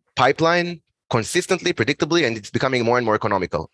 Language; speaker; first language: English; non-native, fluent; Hebrew